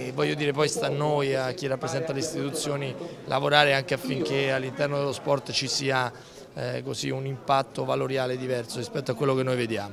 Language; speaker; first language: Italian; native; Italian